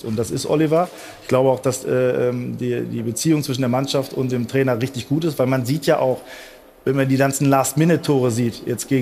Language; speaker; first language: German; native; German